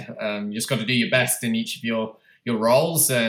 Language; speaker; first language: English; native; English